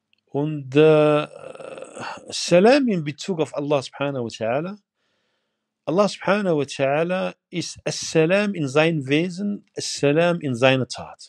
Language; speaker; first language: German; non-native, fluent; Arabic